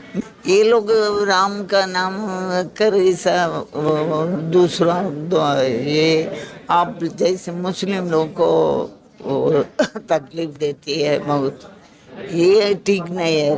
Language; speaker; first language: Hindi; non-native, local second language; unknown